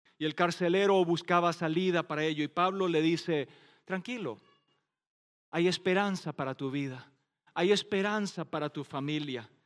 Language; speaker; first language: Spanish; non-native, local second language; Plautdietsch